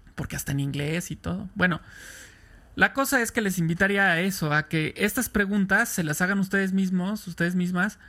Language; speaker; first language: Spanish; native; Spanish